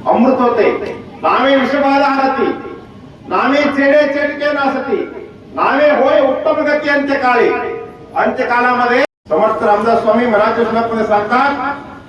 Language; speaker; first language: Marathi; non-native, local second language; Kannada